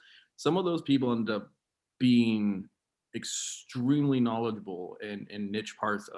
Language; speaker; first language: English; native; English